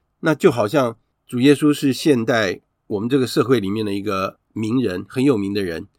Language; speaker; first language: Chinese; native; Chinese